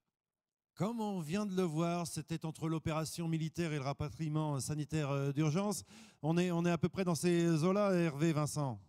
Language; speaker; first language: French; native; French